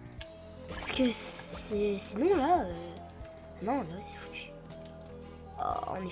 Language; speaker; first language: French; native; French